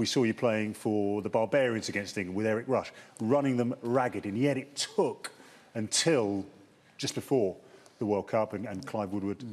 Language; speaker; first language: English; native; English